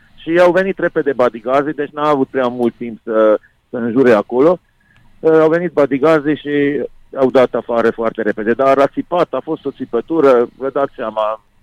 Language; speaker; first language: Romanian; non-native, local second language; Hungarian